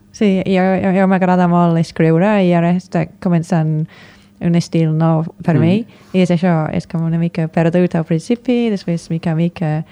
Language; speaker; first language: Catalan; non-native, fluent; English